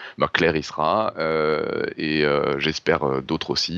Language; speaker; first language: French; native; French